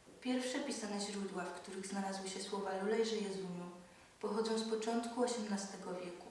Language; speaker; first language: Polish; native; Polish